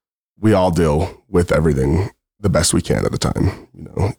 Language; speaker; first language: English; native; English